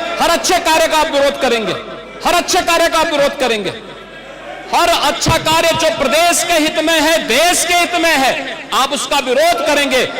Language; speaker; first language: Hindi; native; Hindi